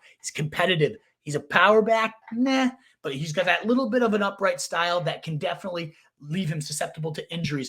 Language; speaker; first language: English; native; English